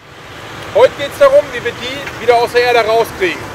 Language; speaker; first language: German; native; German